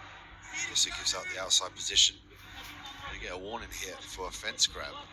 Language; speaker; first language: English; native; English